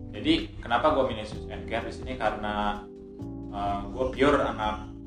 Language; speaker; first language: Indonesian; native; Indonesian